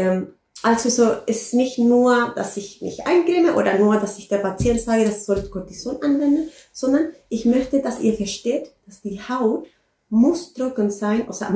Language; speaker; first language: German; non-native, fluent; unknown